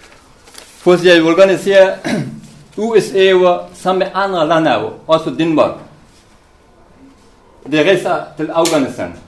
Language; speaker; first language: Danish; non-native, learner; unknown